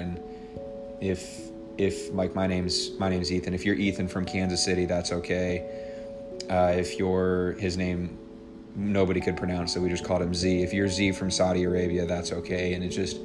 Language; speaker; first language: English; native; English